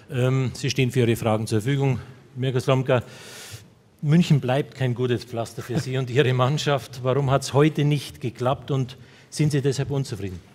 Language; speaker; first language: German; native; German